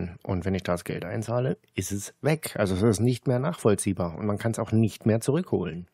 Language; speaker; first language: German; native; German